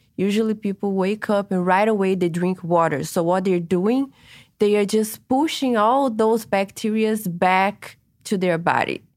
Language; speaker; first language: English; non-native, fluent; Portuguese